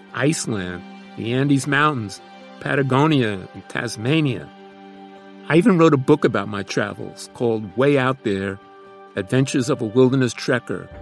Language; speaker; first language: English; native; English